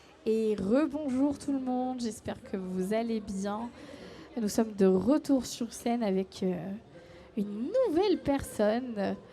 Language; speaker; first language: French; native; French